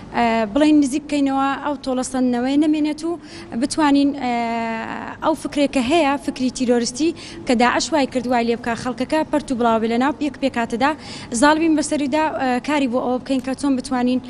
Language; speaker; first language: Central Kurdish; non-native, local second language; Turkmen